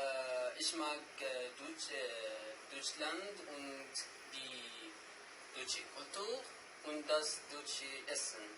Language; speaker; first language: German; non-native, learner; Arabic